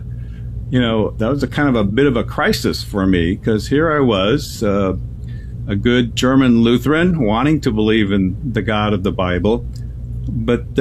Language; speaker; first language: English; non-native, local second language; German